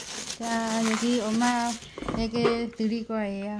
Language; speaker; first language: Korean; non-native, learner; Vietnamese